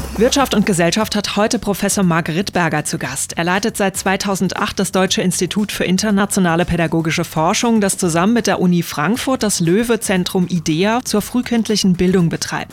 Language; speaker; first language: German; native; German